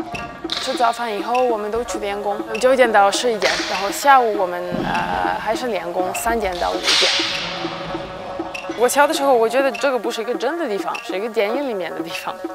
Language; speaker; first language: Chinese; non-native, fluent; Serbian